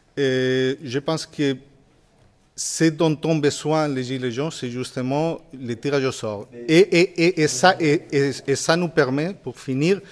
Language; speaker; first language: French; non-native, fluent; Spanish